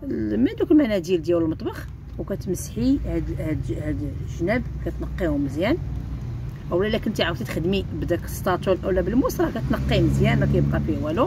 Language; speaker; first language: Arabic; native; Arabic